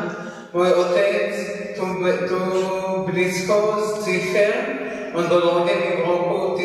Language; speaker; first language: Slovak; early bilingual, heritage; Slovak